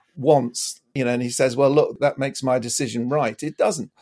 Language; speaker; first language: English; native; English